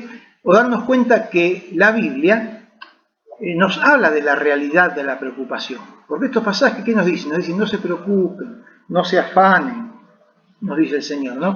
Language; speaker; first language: Spanish; native; Spanish